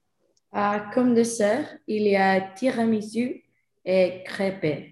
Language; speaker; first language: French; non-native, learner; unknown